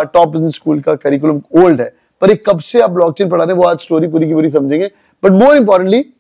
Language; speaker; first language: English; non-native, local second language; Punjabi